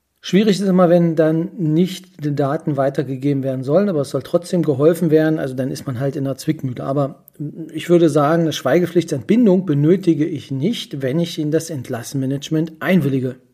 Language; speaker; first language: German; native; German